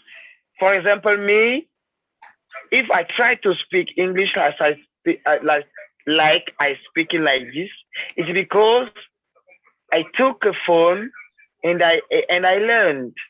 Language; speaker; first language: English; non-native, learner; French